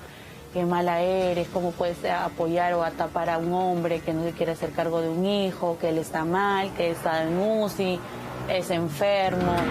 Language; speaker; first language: Spanish; native; Spanish